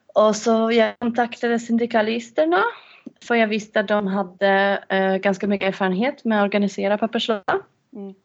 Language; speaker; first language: Swedish; non-native, fluent; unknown